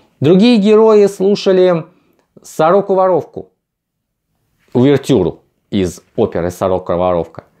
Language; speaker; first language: Russian; native; Russian